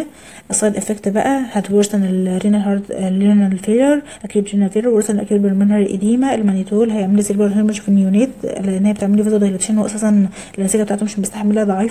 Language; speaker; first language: Arabic; native; Arabic